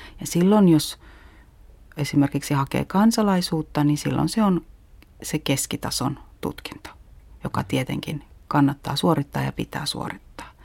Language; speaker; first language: Finnish; native; Finnish